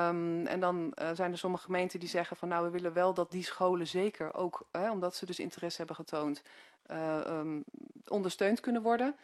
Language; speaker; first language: Dutch; native; Dutch